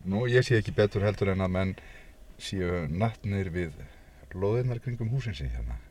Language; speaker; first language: Icelandic; native; Icelandic